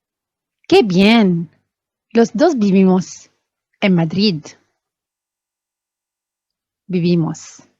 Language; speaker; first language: Spanish; non-native, fluent; Arabic